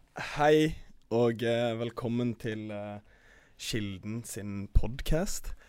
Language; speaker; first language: Norwegian; early bilingual, other home language; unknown